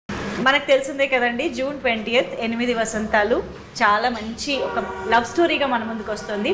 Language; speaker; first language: Telugu; native; Telugu